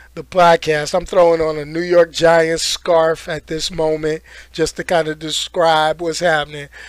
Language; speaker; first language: English; native; English